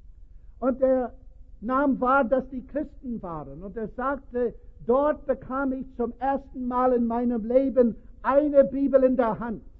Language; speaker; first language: German; non-native, fluent; English